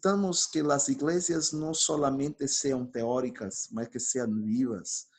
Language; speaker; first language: Spanish; non-native, fluent; Portuguese